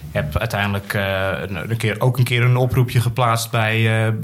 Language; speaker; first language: Dutch; native; Dutch